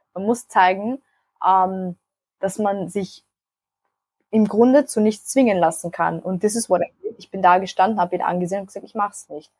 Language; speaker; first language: German; early bilingual, other home language; Macedonian